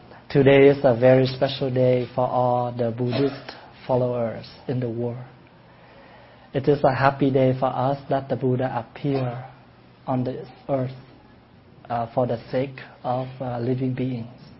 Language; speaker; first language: English; non-native, fluent; Vietnamese